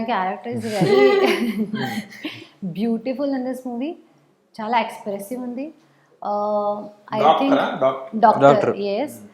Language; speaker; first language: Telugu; non-native, learner; Hindi